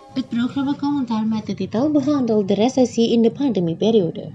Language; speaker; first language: Dutch; non-native, fluent; Indonesian